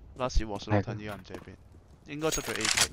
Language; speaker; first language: Cantonese; native; Cantonese